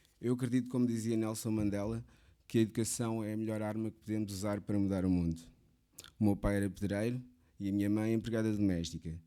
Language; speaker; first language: Portuguese; early bilingual, other home language; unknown